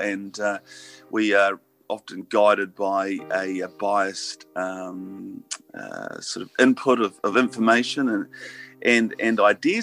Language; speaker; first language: English; native; English